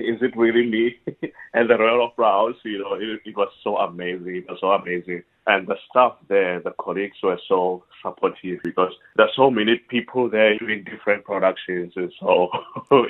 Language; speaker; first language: English; non-native, local second language; Southern Sotho